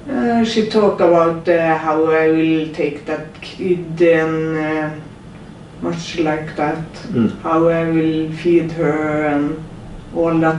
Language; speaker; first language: English; non-native, learner; Norwegian